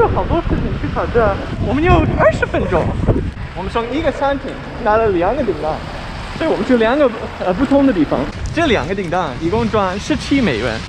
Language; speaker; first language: Chinese; non-native, fluent; English